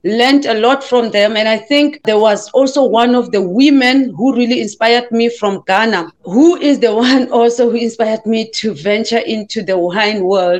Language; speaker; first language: English; non-native, local second language; Southern Sotho